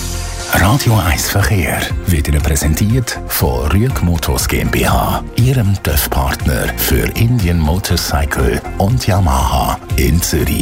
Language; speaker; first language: German; native; German